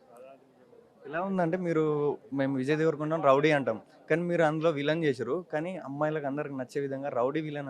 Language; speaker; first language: Telugu; native; Telugu